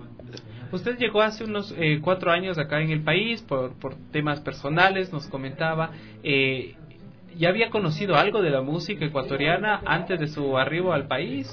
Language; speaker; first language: Spanish; native; Spanish